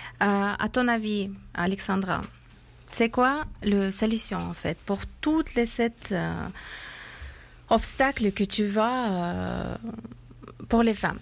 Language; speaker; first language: French; non-native, fluent; Persian